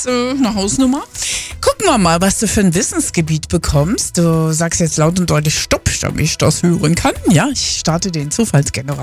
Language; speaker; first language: German; native; German